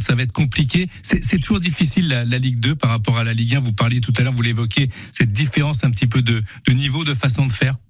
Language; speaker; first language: French; native; French